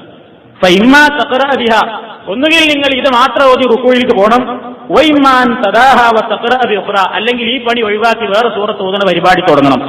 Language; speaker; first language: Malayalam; native; Malayalam